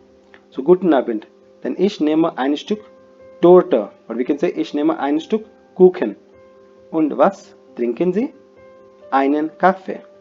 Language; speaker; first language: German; non-native, fluent; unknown